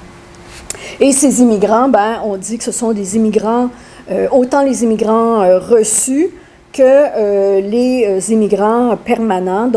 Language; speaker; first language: French; native; French